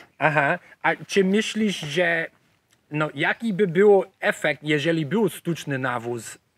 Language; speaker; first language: Polish; non-native, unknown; English